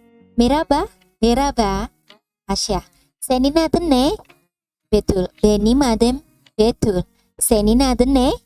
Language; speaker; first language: Turkish; non-native, fluent; Indonesian